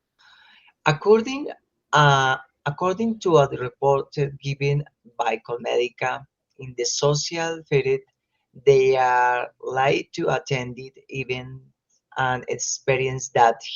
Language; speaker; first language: English; non-native, learner; Spanish